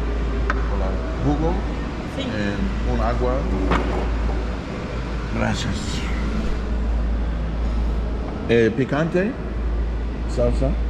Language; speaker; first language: Spanish; non-native, learner; English